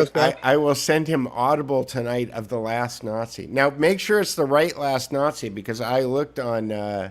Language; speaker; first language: English; native; English